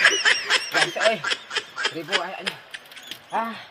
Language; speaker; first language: Indonesian; non-native, local second language; Sundanese